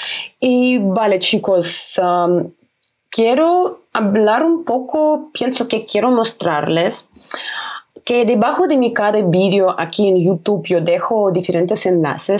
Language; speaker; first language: Spanish; non-native, fluent; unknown